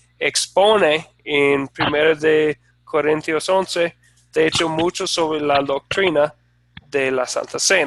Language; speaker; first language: Spanish; non-native, fluent; English